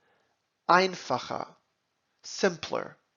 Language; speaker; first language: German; non-native, fluent; English